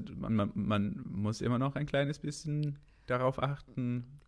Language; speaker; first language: German; non-native, fluent; English